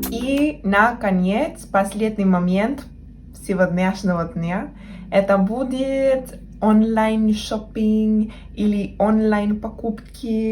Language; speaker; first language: Russian; non-native, fluent; Spanish